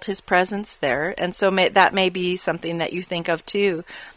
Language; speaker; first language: English; native; English